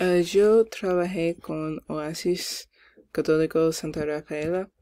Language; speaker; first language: Spanish; non-native, learner; English